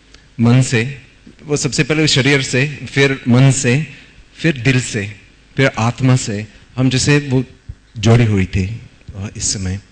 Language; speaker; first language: Hindi; non-native, learner; English